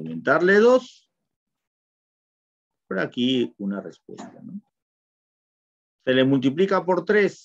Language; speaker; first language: Spanish; native; Spanish